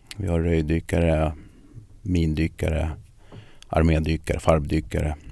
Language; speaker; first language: Swedish; early bilingual, other home language; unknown